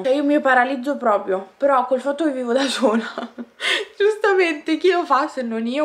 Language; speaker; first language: Italian; native; Italian